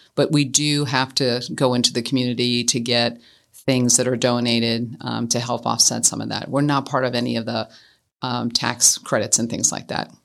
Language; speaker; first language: English; native; English